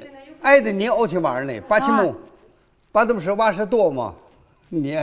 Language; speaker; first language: Russian; non-native, learner; Chinese